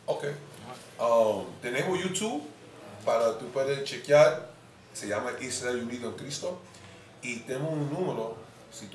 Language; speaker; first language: Spanish; non-native, fluent; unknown